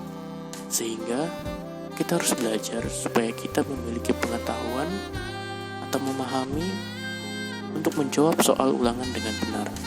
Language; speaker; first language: Indonesian; native; Indonesian